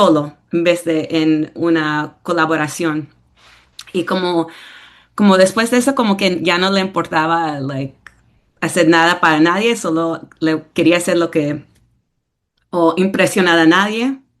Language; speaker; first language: Spanish; early bilingual, heritage; English